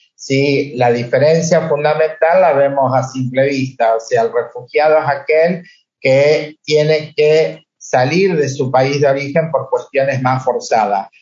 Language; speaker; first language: Spanish; native; Spanish